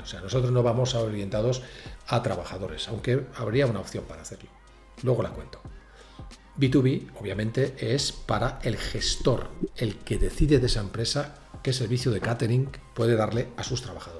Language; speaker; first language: Spanish; native; Spanish